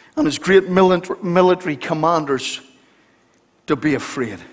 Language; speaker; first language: English; native; English